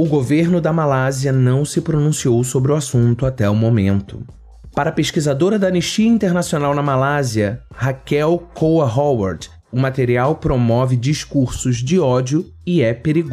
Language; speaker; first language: Portuguese; native; Portuguese